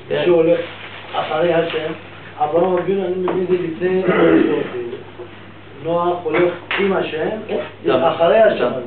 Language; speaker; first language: Hebrew; non-native, fluent; French